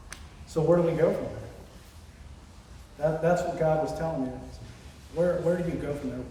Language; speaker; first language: English; native; English